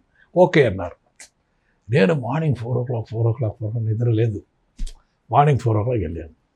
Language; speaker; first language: Telugu; non-native, local second language; Tamil